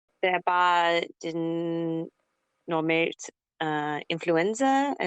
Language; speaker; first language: Danish; non-native, learner; English